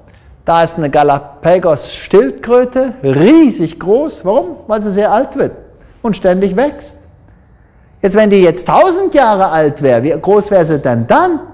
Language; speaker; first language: German; non-native, fluent; English